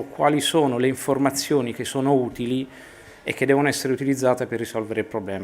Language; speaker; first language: Italian; native; Italian